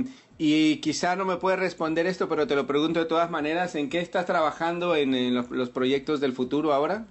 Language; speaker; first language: Spanish; native; Spanish